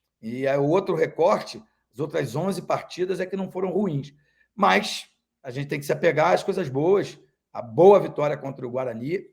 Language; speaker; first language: Portuguese; native; Portuguese